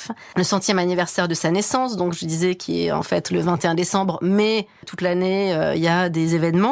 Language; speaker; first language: French; native; French